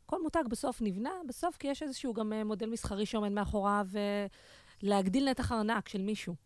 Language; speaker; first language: Hebrew; native; Hebrew